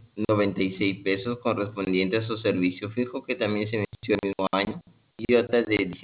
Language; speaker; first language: Spanish; native; Spanish